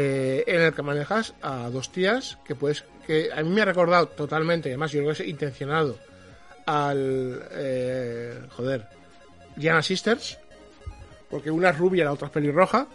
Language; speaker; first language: Spanish; native; Spanish